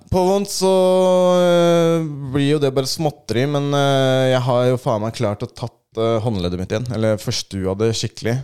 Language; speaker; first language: Norwegian; native; Norwegian